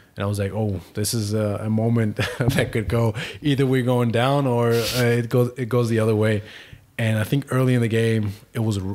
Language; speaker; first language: English; non-native, fluent; German